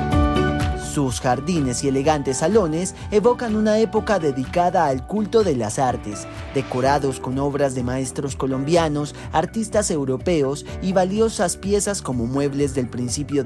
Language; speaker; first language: Spanish; native; Spanish